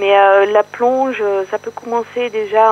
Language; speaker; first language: French; non-native, fluent; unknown